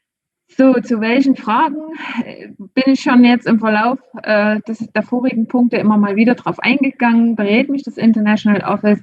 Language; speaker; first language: German; native; German